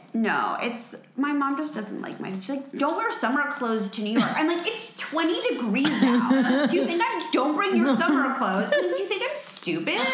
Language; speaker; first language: English; native; English